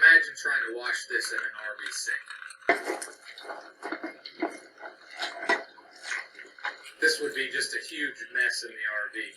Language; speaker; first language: English; native; English